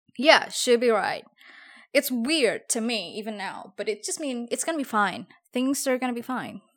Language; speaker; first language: English; non-native, fluent; Javanese